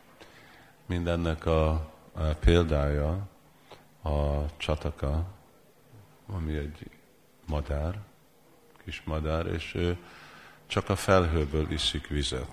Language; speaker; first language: Hungarian; early bilingual, heritage; Hungarian